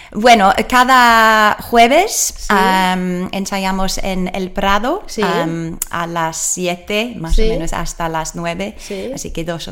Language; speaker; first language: Spanish; non-native, learner; English